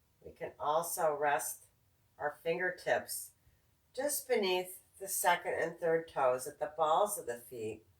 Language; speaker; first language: English; native; English